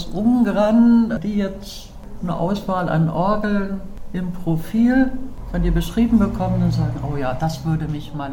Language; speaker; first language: German; native; German